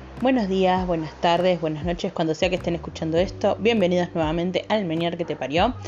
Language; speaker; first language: Spanish; native; Spanish